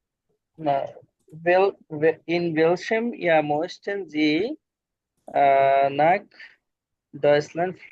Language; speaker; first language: German; non-native, learner; Bangla